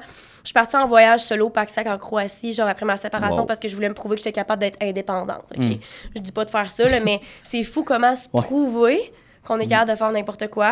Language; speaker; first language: French; native; French